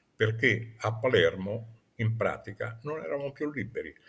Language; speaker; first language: Italian; native; Italian